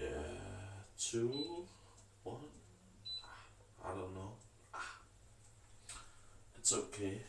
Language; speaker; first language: English; non-native, learner; Danish